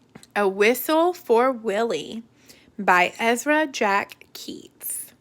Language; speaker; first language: English; native; English